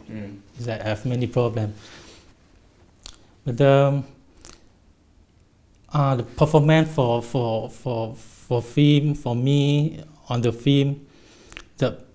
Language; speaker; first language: English; non-native, learner; Thai